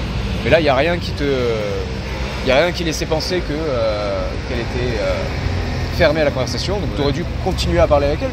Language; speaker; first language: French; native; French